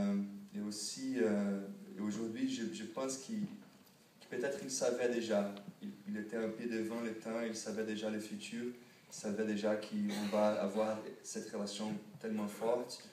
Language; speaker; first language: French; non-native, fluent; Portuguese